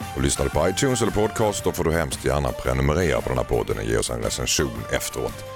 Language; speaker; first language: Swedish; native; Swedish